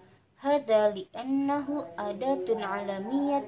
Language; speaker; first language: Arabic; non-native, learner; Indonesian